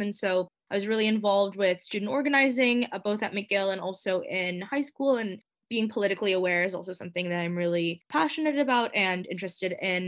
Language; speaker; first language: English; native; English